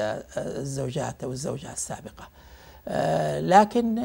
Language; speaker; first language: Arabic; native; Arabic